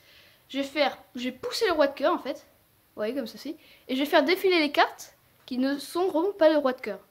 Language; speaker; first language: French; native; French